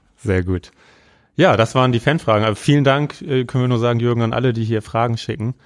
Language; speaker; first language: German; native; German